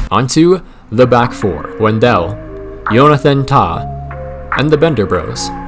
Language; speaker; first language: English; native; English